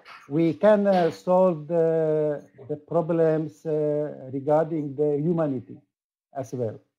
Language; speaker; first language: English; non-native, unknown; Slovak